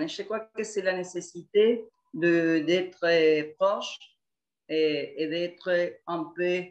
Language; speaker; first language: French; non-native, fluent; Spanish